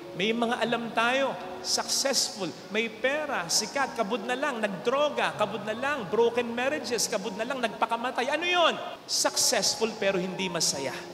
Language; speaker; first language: Filipino; native; Filipino